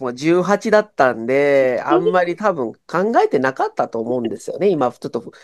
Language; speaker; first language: Japanese; non-native, fluent; Nepali